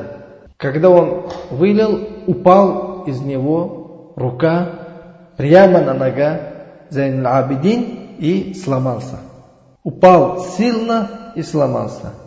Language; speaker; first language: Russian; non-native, learner; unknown